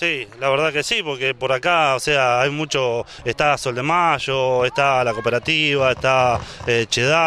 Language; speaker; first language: Spanish; native; Spanish